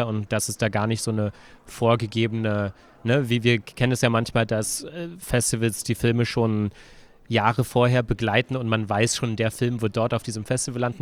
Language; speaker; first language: German; native; German